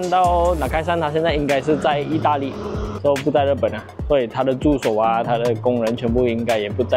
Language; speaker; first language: Chinese; native; Chinese